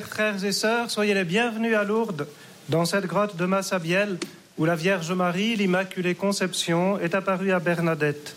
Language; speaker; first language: French; native; French